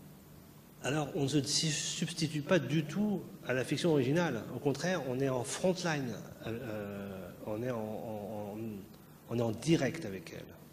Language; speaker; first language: French; native; French